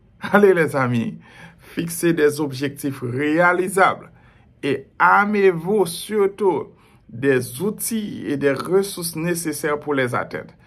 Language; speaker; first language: French; non-native, local second language; Haitian Creole